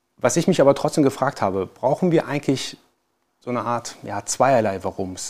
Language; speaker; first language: German; early bilingual, other home language; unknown